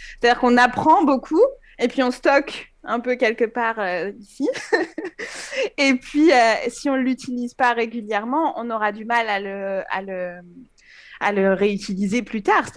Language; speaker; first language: French; native; French